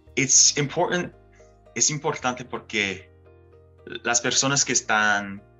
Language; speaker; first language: Spanish; early bilingual, heritage; Spanish